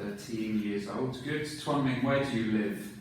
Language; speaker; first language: English; non-native, fluent; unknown